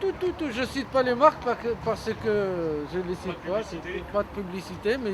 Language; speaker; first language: French; native; French